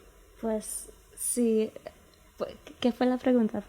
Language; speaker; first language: Spanish; non-native, learner; English